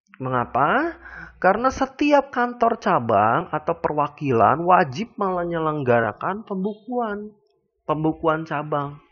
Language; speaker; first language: Indonesian; native; Indonesian